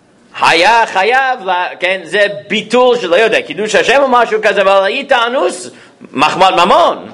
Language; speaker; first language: Hebrew; non-native, fluent; English